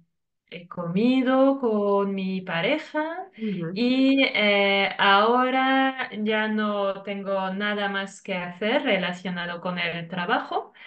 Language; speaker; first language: Spanish; non-native, fluent; French